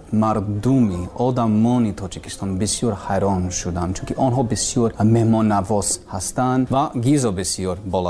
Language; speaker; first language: Persian; non-native, learner; English